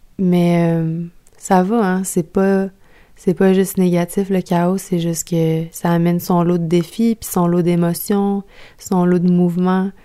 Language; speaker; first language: French; native; French